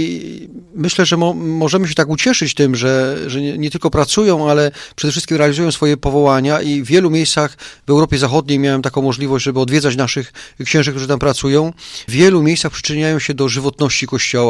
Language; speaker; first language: Polish; native; Polish